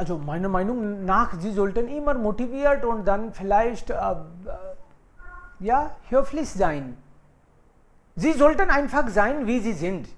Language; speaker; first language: German; non-native, fluent; Hindi